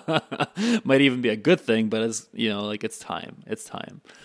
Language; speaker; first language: English; native; English